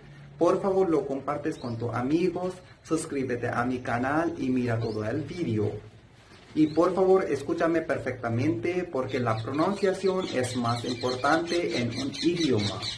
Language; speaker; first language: Spanish; non-native, fluent; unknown